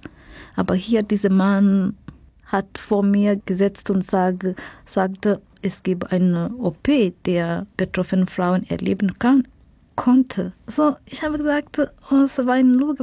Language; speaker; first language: German; non-native, fluent; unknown